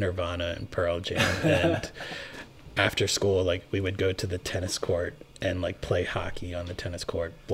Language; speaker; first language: English; early bilingual, other home language; Cantonese